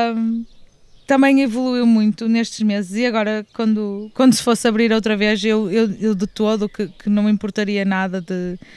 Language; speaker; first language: Portuguese; native; Portuguese